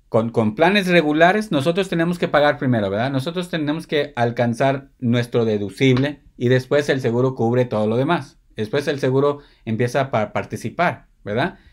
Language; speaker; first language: Spanish; early bilingual, heritage; Spanish